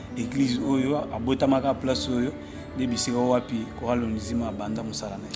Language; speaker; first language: Lingala; non-native, local second language; Luba-Lulua